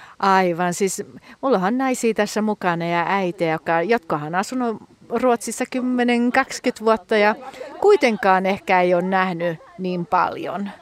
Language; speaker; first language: Finnish; early bilingual, heritage; Finnish